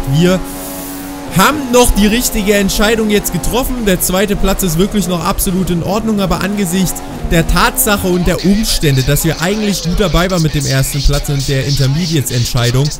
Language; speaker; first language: German; native; German